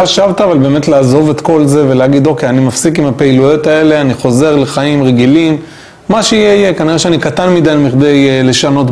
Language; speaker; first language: Hebrew; native; Hebrew